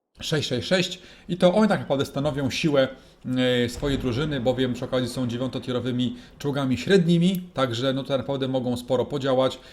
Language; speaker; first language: Polish; native; Polish